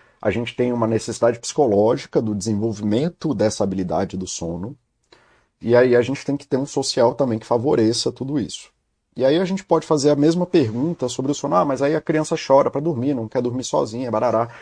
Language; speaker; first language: Portuguese; native; Portuguese